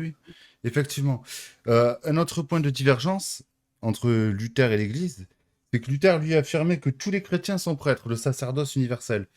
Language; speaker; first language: French; native; French